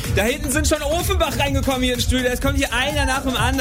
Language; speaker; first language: German; native; German